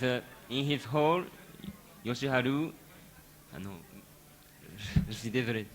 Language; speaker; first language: French; non-native, fluent; Japanese